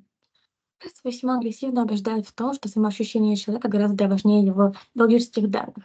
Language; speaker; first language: Russian; native; Russian